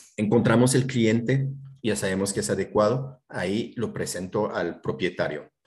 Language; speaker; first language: Spanish; non-native, fluent; French